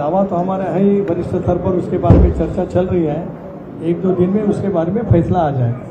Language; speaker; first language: Hindi; non-native, local second language; Marathi